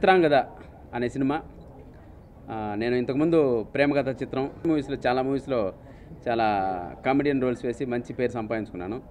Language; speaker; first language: Telugu; native; Telugu